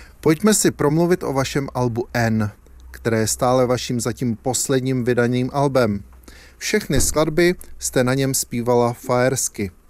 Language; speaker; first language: Czech; native; Czech